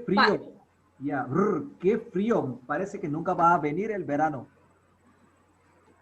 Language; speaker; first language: Spanish; non-native, fluent; Hindi